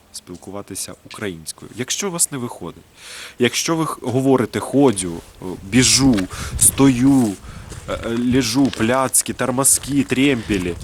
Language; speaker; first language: Ukrainian; non-native, local second language; Russian